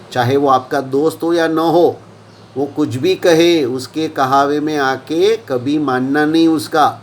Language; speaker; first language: Hindi; non-native, local second language; Gujarati